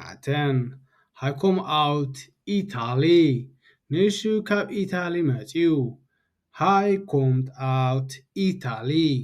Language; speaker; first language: Dutch; non-native, learner; Tigrinya